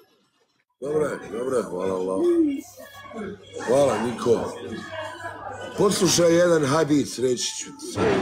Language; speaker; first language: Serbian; early bilingual, heritage; Bosnian